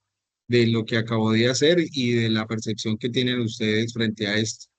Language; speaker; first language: Spanish; native; Spanish